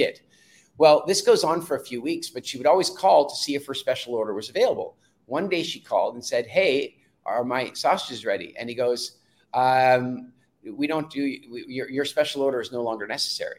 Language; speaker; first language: English; native; English